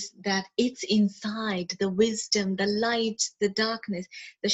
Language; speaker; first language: English; non-native, local second language; Malayalam